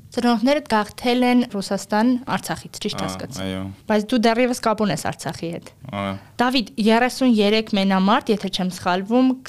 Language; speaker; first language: Armenian; native; Armenian